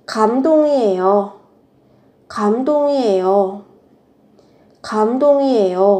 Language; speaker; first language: Korean; non-native, fluent; Vietnamese